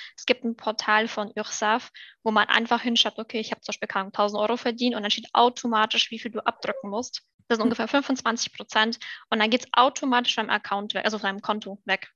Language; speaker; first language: German; early bilingual, other home language; Russian